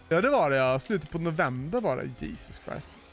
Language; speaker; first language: Swedish; native; Swedish